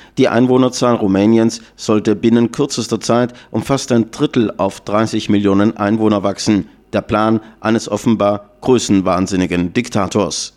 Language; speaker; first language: German; native; German